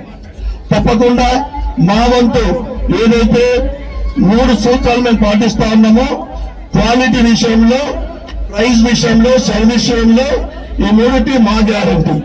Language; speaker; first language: Telugu; native; Telugu